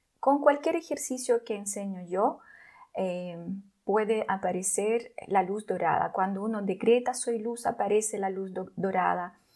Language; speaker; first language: Spanish; non-native, fluent; Russian